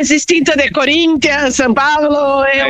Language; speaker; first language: Spanish; non-native, fluent; Portuguese